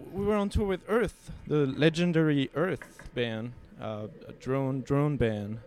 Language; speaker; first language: English; non-native, fluent; French